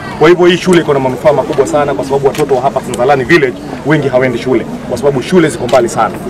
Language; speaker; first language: Swahili; native; Swahili